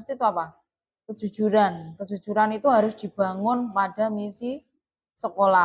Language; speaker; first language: Indonesian; native; Indonesian